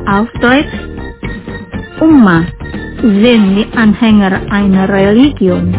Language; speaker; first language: German; non-native, fluent; Indonesian